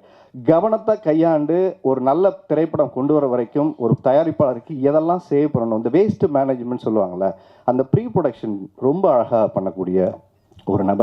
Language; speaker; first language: Tamil; native; Tamil